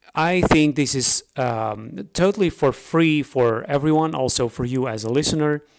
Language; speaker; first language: English; non-native, fluent; Dutch